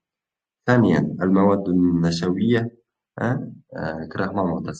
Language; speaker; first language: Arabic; non-native, fluent; Uzbek